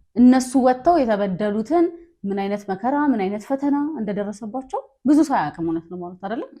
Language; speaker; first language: Amharic; native; Amharic